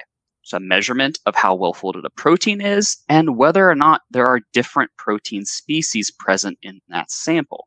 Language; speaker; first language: English; native; English